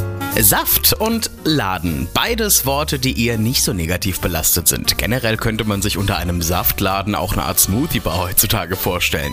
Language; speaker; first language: German; native; German